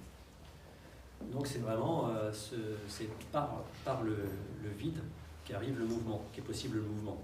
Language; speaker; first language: French; native; French